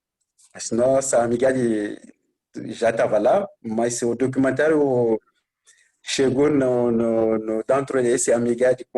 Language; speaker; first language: Portuguese; non-native, learner; Bambara